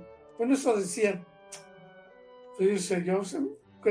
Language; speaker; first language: Spanish; native; Spanish